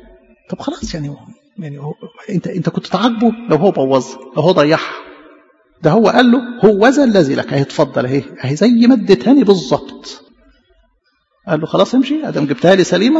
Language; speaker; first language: Arabic; native; Arabic